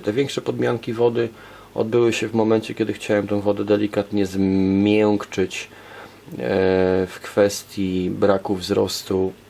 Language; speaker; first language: Polish; native; Polish